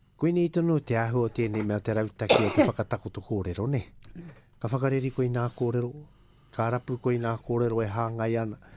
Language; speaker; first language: Māori; native; Māori